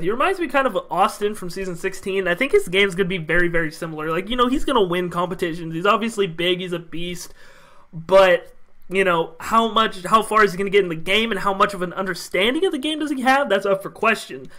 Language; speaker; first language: English; native; English